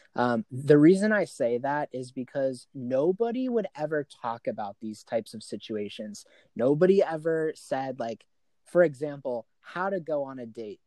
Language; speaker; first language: English; native; English